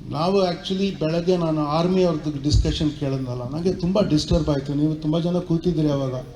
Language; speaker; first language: Kannada; native; Kannada